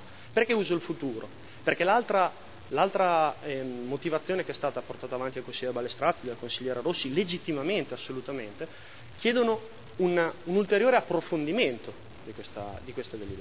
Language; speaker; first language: Italian; native; Italian